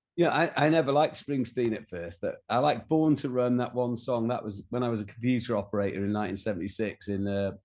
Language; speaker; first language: English; native; English